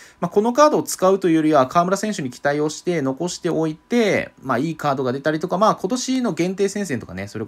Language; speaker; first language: Japanese; native; Japanese